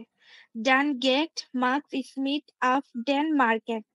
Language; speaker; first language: German; non-native, learner; Bangla